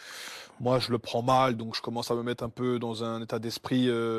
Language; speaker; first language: French; native; French